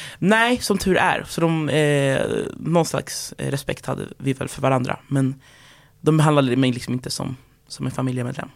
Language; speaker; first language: Swedish; early bilingual, other home language; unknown